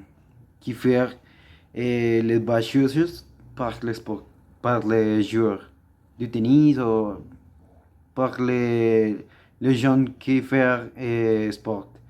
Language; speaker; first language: French; non-native, learner; Spanish